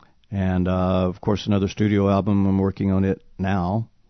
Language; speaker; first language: English; native; English